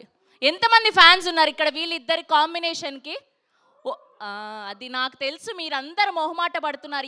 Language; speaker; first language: Telugu; native; Telugu